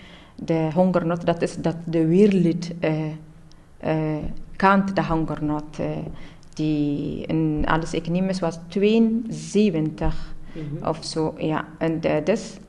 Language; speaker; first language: Dutch; non-native, learner; Tigrinya